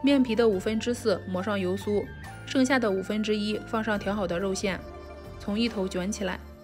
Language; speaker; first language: Chinese; native; Chinese